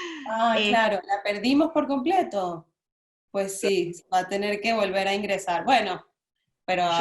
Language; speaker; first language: Spanish; native; Spanish